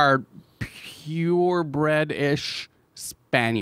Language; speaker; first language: English; native; English